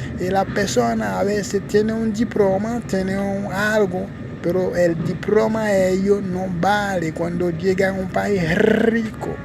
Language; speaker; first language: Spanish; non-native, fluent; Haitian Creole